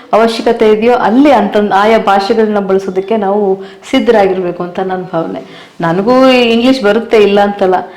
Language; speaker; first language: Kannada; native; Kannada